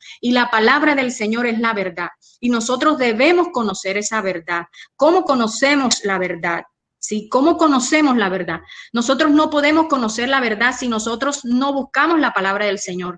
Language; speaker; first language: Spanish; native; Spanish